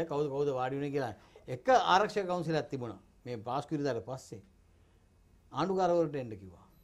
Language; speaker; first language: Sinhala; non-native, local second language; Tamil